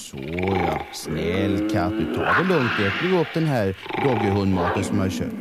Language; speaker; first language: Swedish; native; Swedish